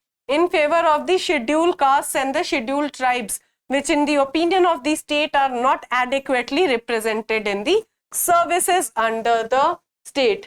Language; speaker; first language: English; non-native, local second language; Hindi